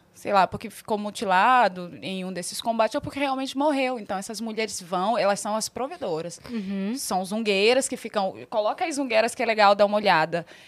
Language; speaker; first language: Portuguese; native; Portuguese